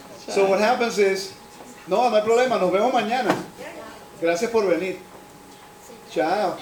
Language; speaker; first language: Spanish; native; Spanish